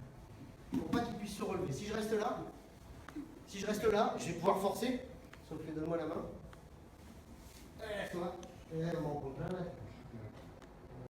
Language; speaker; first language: French; native; French